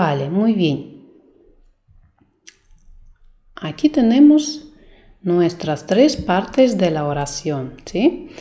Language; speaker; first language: Spanish; non-native, fluent; Russian